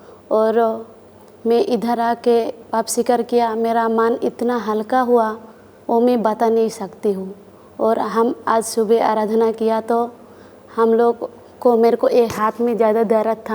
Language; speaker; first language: Hindi; non-native, local second language; Odia